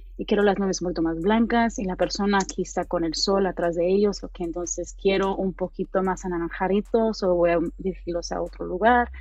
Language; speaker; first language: Spanish; early bilingual, heritage; Spanish